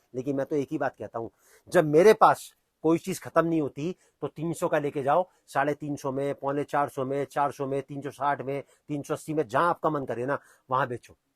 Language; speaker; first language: Hindi; native; Hindi